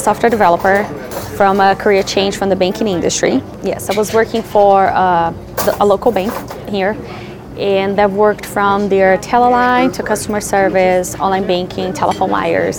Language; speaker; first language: English; non-native, fluent; Portuguese